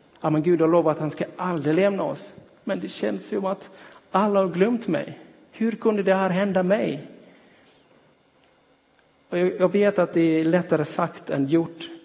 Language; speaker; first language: Swedish; non-native, fluent; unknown